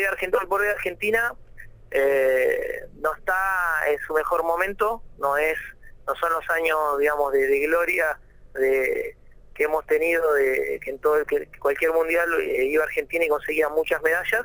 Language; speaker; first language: Spanish; native; Spanish